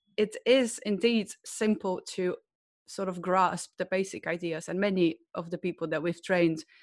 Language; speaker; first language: English; non-native, fluent; Slovenian